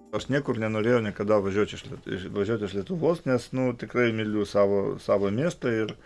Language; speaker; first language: Lithuanian; non-native, local second language; Russian